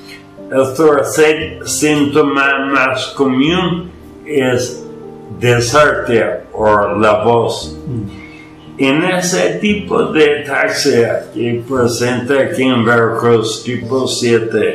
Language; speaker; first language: Spanish; non-native, fluent; English